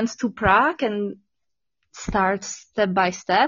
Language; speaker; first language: English; non-native, learner; Czech